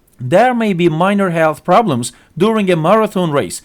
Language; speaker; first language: English; non-native, fluent; Turkish